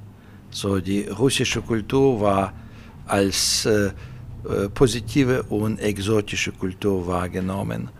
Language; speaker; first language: German; non-native, fluent; Russian